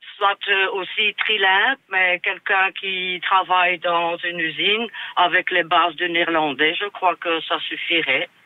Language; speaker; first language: French; non-native, local second language; Dutch